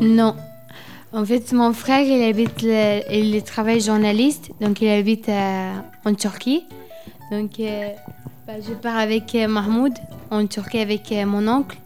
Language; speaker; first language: French; non-native, learner; Arabic